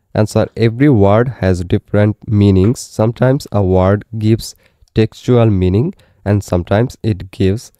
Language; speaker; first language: English; non-native, local second language; Bangla